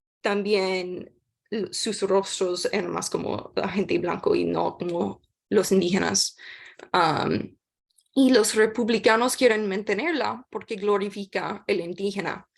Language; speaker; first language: Spanish; non-native, learner; English